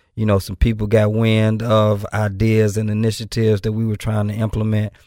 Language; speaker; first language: English; native; English